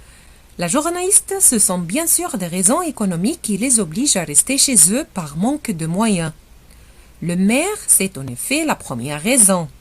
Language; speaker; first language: French; non-native, fluent; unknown